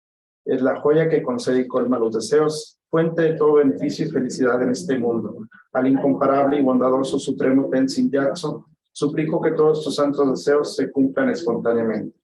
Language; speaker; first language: Spanish; native; Spanish